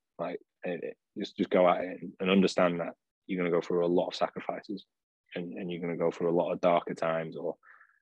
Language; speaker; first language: English; native; English